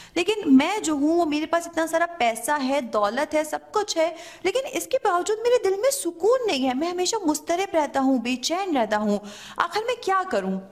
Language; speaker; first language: Urdu; native; Urdu